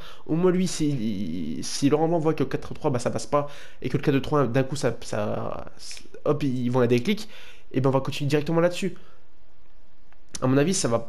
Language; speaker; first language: French; native; French